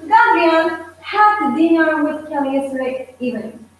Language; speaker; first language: English; non-native, fluent; Turkish